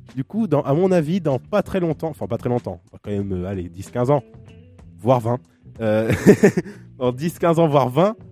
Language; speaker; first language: French; native; French